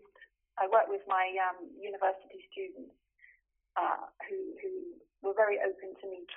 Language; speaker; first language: English; native; English